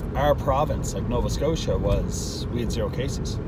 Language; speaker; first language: English; native; English